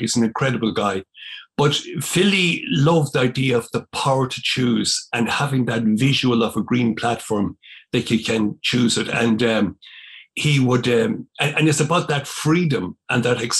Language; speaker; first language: English; native; English